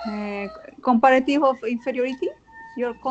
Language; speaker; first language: English; non-native, learner; Spanish